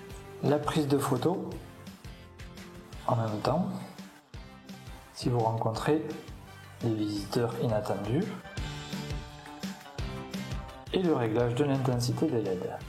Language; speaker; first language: French; native; French